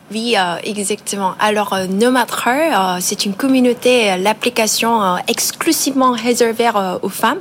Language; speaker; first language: French; non-native, learner; Korean